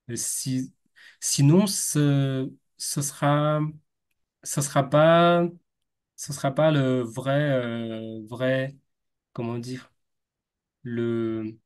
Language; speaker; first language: French; non-native, fluent; Chinese